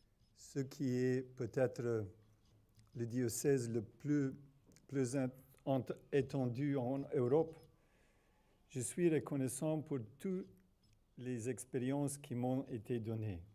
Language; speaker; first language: French; non-native, fluent; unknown